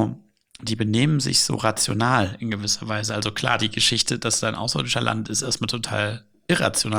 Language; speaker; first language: German; native; German